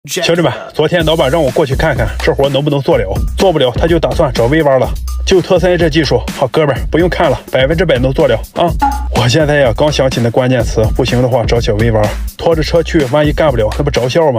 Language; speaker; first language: Chinese; native; Chinese